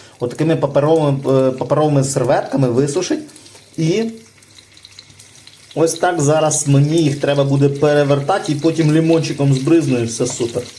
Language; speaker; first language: Ukrainian; native; Ukrainian